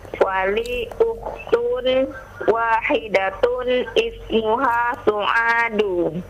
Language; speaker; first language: Arabic; non-native, learner; Indonesian